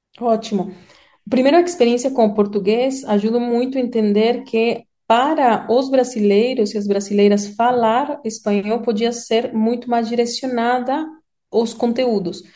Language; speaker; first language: Portuguese; non-native, fluent; Spanish